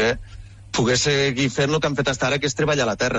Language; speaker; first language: Catalan; native; Catalan